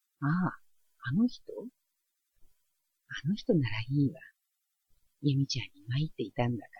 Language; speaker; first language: Japanese; native; Japanese